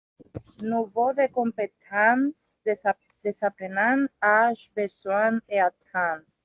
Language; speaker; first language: French; non-native, learner; Spanish